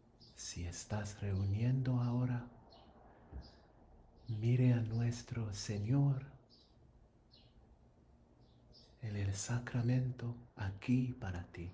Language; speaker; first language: Spanish; non-native, fluent; English